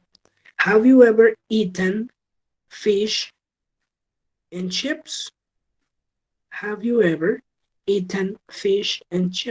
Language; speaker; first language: English; non-native, learner; Spanish